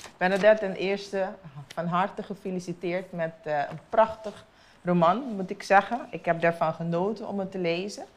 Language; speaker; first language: Dutch; non-native, local second language; Papiamento